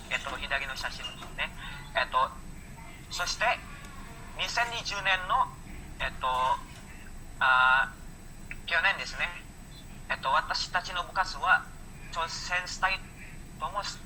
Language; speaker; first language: Japanese; non-native, learner; Indonesian